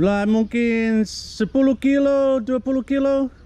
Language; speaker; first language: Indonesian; non-native, learner; English